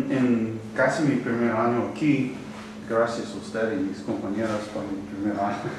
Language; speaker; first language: Spanish; non-native, learner; English